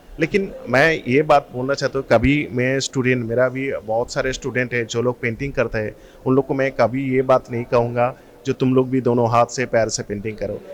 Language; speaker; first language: Hindi; non-native, local second language; Assamese